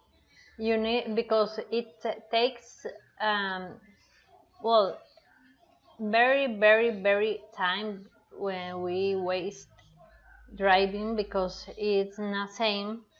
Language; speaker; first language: English; non-native, learner; Spanish